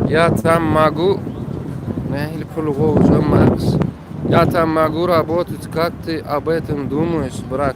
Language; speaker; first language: Russian; non-native, fluent; Turkmen